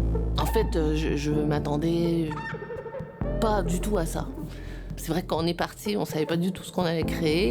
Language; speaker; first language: French; native; French